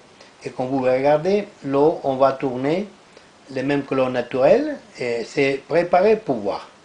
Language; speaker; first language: French; non-native, learner; Italian